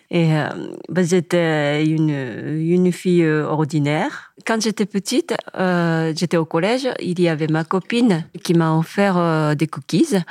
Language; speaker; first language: French; non-native, fluent; Japanese